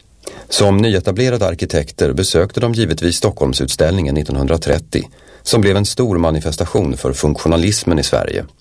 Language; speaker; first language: Swedish; native; Swedish